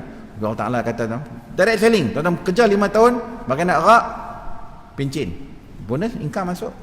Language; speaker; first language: Malay; native; Malay